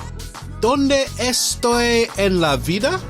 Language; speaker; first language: Spanish; non-native, learner; English